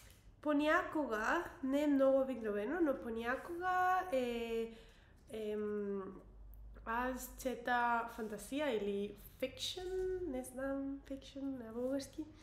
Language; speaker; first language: Bulgarian; non-native, learner; English